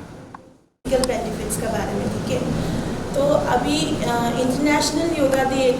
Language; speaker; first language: Hindi; non-native, local second language; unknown